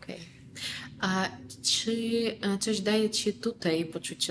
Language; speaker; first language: Polish; non-native, fluent; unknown